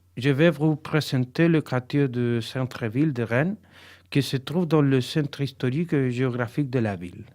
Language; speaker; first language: French; non-native, learner; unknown